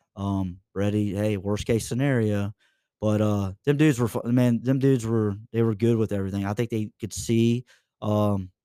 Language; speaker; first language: English; native; English